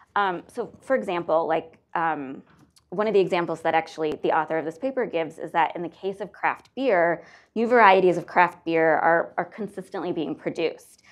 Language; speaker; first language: English; native; English